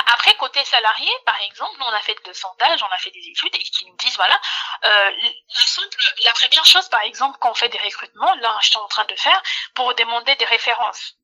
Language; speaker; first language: French; non-native, local second language; Lingala